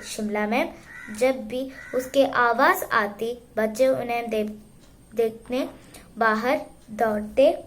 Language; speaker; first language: Hindi; non-native, local second language; Malayalam